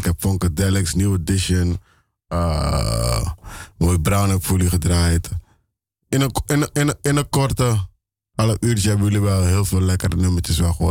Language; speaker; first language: Dutch; native; Dutch